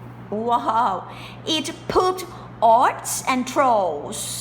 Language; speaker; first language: English; non-native, fluent; Thai